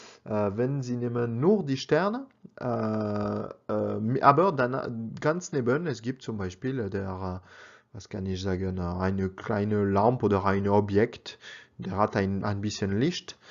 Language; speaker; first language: German; non-native, learner; French